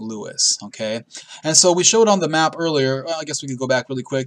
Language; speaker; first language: English; native; English